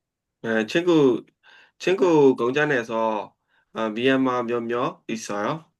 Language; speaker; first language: Korean; non-native, learner; Burmese